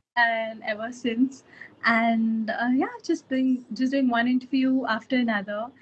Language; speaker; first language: English; non-native, local second language; Kannada